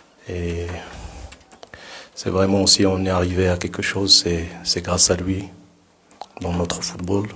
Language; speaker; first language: French; non-native, local second language; Arabic